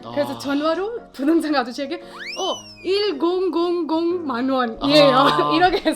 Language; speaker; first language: Korean; non-native, fluent; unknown